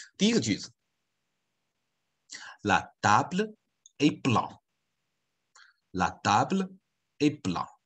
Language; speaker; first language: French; non-native, fluent; Chinese